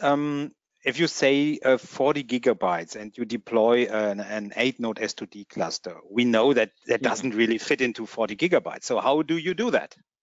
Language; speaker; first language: English; non-native, fluent; German